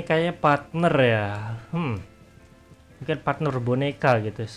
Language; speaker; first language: Indonesian; native; Indonesian